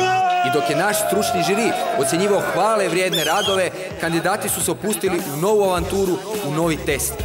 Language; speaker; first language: Serbian; native; Serbian